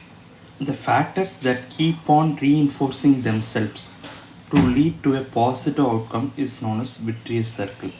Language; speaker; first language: English; non-native, local second language; Tamil